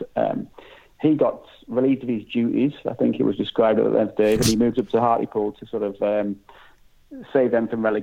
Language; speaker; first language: English; native; English